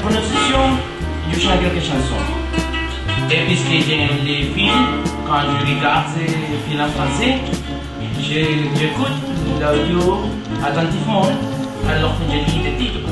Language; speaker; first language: French; non-native, learner; Spanish